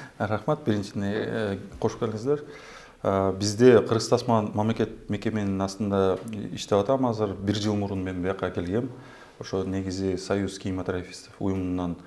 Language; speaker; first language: Kyrgyz; native; Kyrgyz